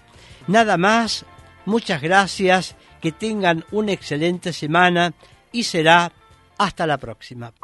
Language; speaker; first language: Spanish; native; Spanish